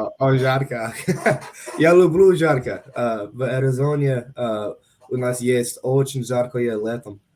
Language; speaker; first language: Russian; non-native, learner; English